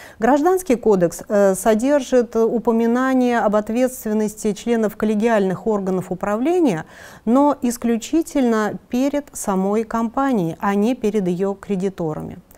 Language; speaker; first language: Russian; native; Russian